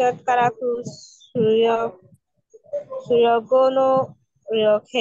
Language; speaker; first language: Korean; non-native, learner; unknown